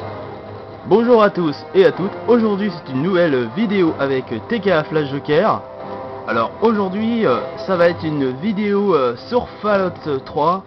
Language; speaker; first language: French; native; French